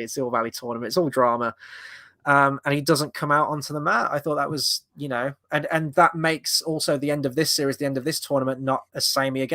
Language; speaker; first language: English; native; English